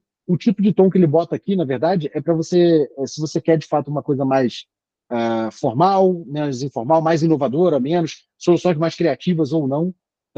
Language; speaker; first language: Portuguese; native; Portuguese